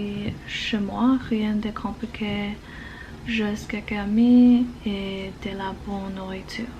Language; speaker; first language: French; non-native, learner; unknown